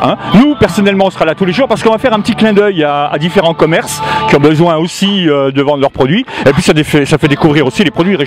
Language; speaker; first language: French; native; French